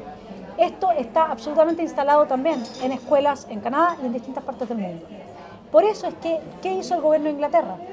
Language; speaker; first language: Spanish; native; Spanish